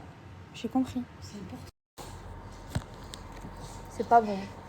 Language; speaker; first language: French; native; French